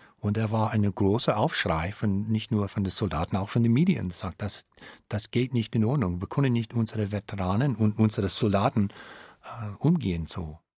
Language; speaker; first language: German; non-native, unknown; English